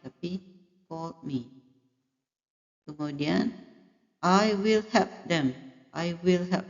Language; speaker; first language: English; non-native, fluent; Indonesian